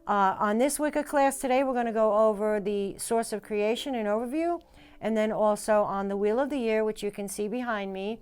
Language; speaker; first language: English; native; English